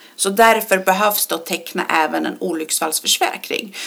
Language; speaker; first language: Swedish; early bilingual, other home language; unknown